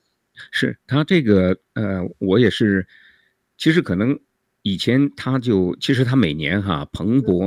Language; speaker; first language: Chinese; native; Chinese